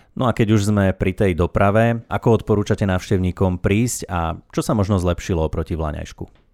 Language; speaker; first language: Slovak; native; Slovak